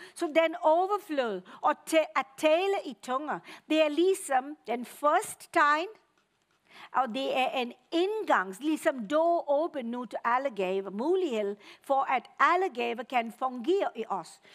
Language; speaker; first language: Danish; non-native, fluent; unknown